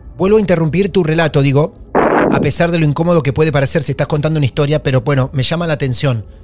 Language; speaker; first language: Spanish; native; Spanish